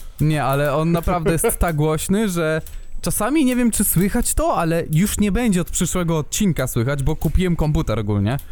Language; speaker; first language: Polish; native; Polish